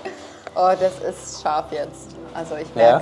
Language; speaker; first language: German; non-native, fluent; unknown